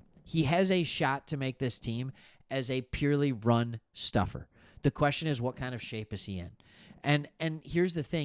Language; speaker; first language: English; native; English